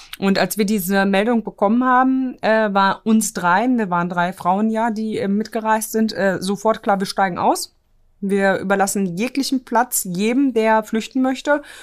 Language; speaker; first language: German; early bilingual, other home language; Polish